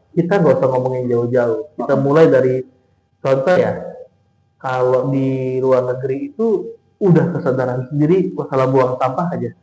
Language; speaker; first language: Indonesian; native; Indonesian